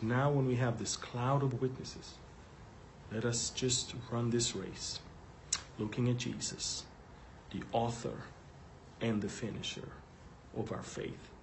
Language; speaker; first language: English; non-native, fluent; Hebrew